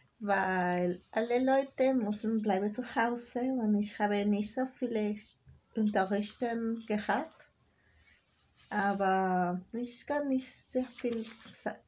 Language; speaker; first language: German; non-native, learner; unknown